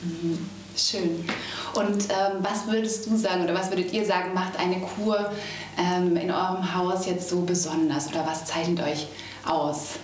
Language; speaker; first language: German; native; German